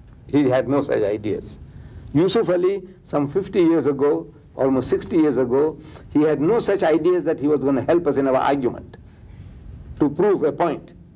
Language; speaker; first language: English; early bilingual, other home language; Gujarati